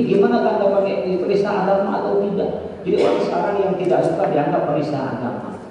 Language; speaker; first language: Indonesian; non-native, local second language; Madurese